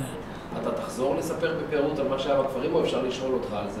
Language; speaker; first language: Hebrew; native; Hebrew